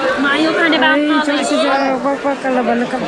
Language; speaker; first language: Turkish; non-native, learner; Indonesian